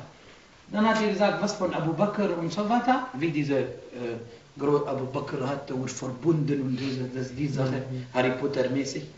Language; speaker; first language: German; non-native, fluent; Arabic